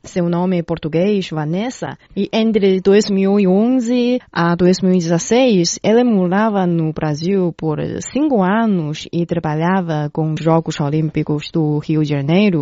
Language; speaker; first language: Portuguese; non-native, fluent; Chinese